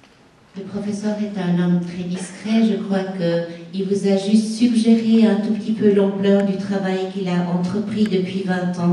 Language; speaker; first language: French; native; French